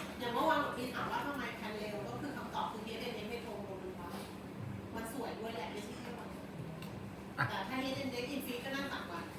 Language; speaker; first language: Thai; native; Thai